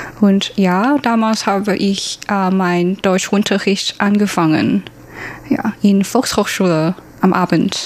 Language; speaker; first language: German; non-native, learner; Chinese